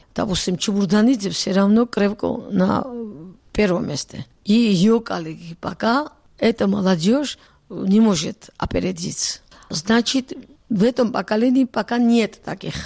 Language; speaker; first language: Russian; non-native, local second language; Georgian